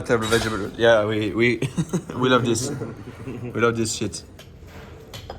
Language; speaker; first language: English; non-native, learner; French